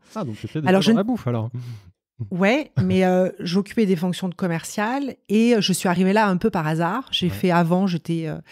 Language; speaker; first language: French; native; French